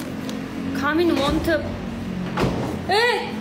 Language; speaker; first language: English; non-native, learner; Thai